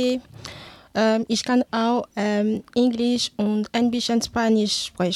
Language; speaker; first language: German; non-native, learner; Ewe